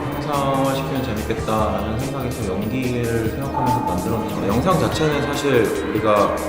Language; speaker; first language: Korean; native; Korean